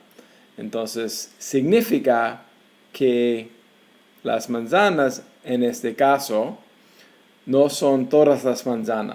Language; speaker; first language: Spanish; non-native, fluent; English